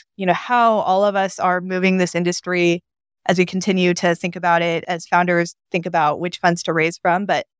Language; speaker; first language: English; non-native, fluent; Japanese